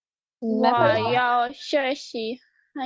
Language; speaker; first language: Chinese; non-native, learner; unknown